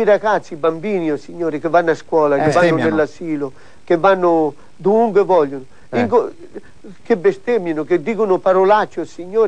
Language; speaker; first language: Italian; non-native, local second language; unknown